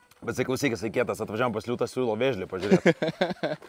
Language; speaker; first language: Lithuanian; native; Lithuanian